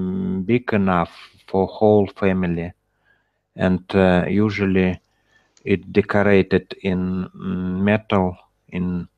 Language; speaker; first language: English; non-native, learner; Russian